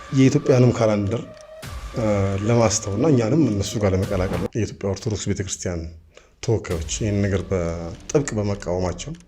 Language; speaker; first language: Amharic; native; Amharic